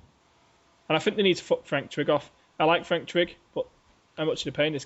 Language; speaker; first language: English; native; English